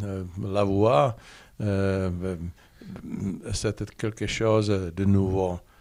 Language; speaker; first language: French; non-native, learner; Czech